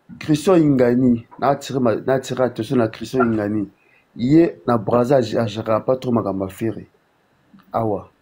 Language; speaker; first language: Lingala; native; Lingala